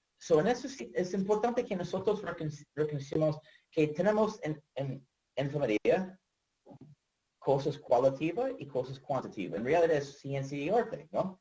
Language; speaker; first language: Spanish; non-native, learner; English